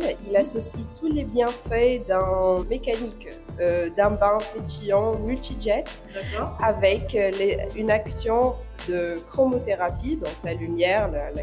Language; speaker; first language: French; non-native, local second language; Arabic